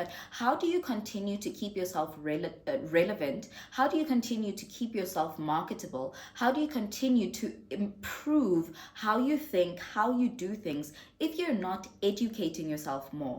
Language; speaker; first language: English; non-native, local second language; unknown